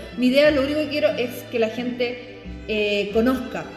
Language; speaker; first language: Spanish; native; Spanish